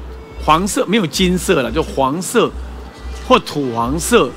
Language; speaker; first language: Chinese; native; Chinese